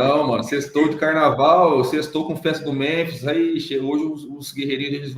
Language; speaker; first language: Portuguese; native; Portuguese